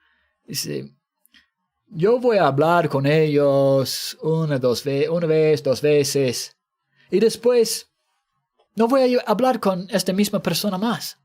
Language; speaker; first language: Spanish; non-native, fluent; English